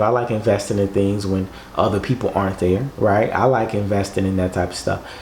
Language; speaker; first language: English; native; English